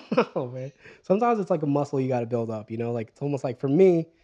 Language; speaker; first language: English; early bilingual, other home language; Filipino